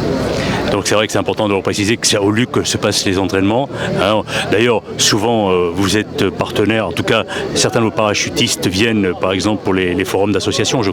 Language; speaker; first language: French; native; French